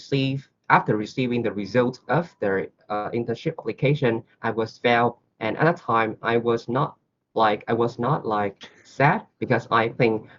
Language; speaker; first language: English; non-native, learner; Vietnamese